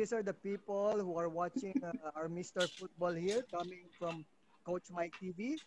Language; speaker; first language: English; non-native, local second language; Filipino